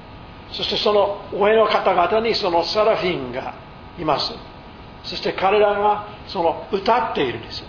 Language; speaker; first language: Japanese; non-native, fluent; English